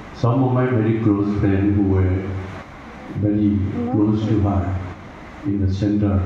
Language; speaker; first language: English; non-native, local second language; Assamese